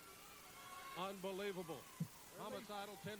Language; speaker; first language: English; native; English